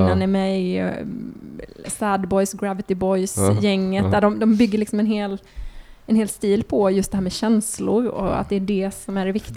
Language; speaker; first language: Swedish; native; Swedish